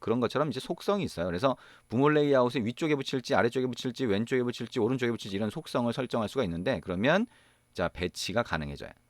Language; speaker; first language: Korean; native; Korean